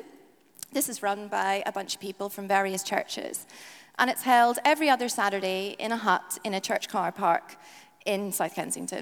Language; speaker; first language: English; native; English